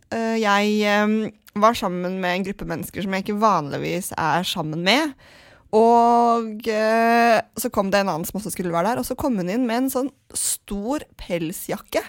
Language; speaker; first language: Norwegian; native; Norwegian